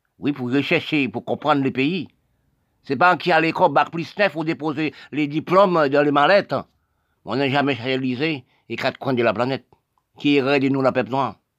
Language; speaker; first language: French; non-native, local second language; Haitian Creole